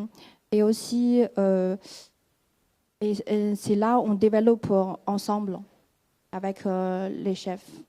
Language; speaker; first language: French; non-native, fluent; Chinese